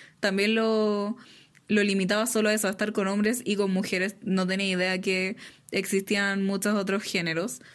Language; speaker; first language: Spanish; native; Spanish